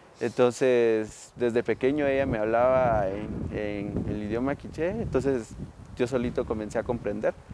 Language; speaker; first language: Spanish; native; Spanish